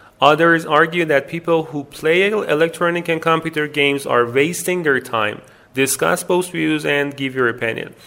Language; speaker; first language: English; non-native, fluent; Persian